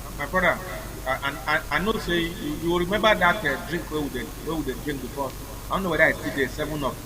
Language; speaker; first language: Nigerian Pidgin; non-native, local second language; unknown